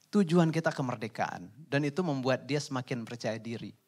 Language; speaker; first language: Indonesian; native; Indonesian